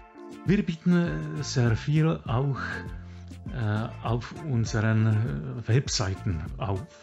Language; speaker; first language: German; non-native, fluent; Czech